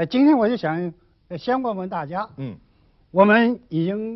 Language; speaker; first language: Chinese; native; Chinese